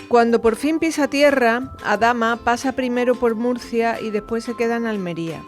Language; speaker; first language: Spanish; native; Spanish